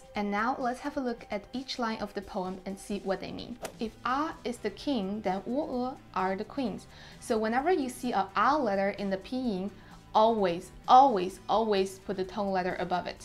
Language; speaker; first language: English; non-native, fluent; Chinese